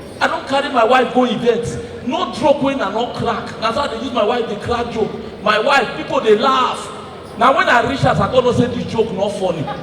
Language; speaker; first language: Nigerian Pidgin; native; Nigerian Pidgin